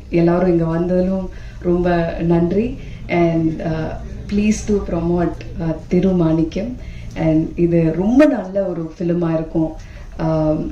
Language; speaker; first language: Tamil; non-native, fluent; Malayalam